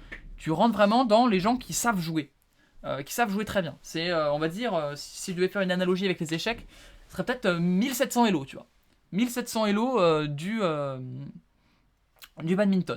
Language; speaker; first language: French; native; French